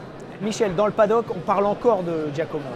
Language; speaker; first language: French; native; French